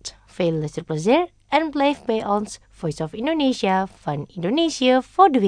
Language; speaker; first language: Dutch; non-native, fluent; Indonesian